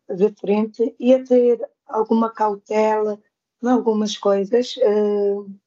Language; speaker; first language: Portuguese; non-native, local second language; Kabuverdianu